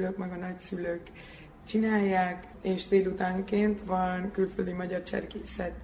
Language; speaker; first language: Hungarian; early bilingual, heritage; Hungarian